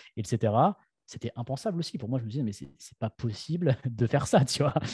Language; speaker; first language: French; native; French